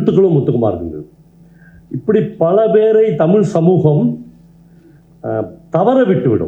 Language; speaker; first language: Tamil; native; Tamil